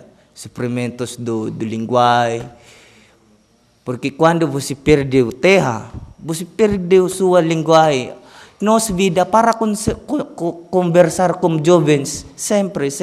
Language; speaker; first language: Portuguese; non-native, learner; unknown